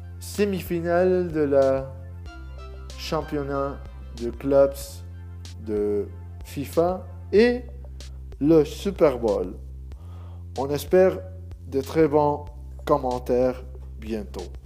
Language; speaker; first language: French; non-native, learner; Spanish